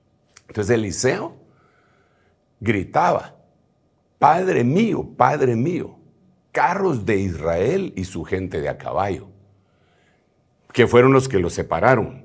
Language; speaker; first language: Spanish; native; Spanish